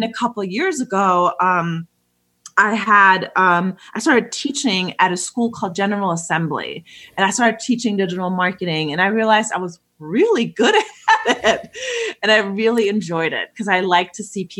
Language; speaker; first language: English; non-native, fluent; German